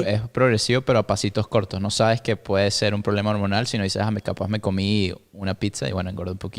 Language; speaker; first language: Spanish; native; Spanish